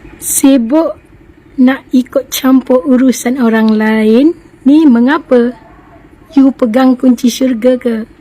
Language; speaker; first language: Malay; native; Malay